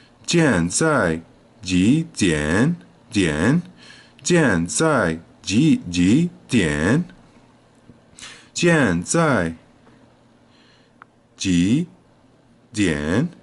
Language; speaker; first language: Chinese; non-native, learner; English